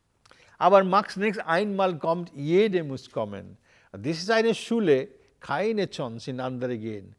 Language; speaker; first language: German; non-native, learner; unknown